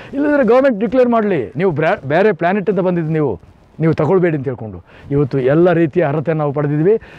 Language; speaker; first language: Kannada; non-native, local second language; Kodava